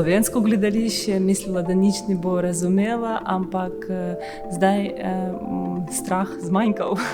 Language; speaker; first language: Slovenian; non-native, learner; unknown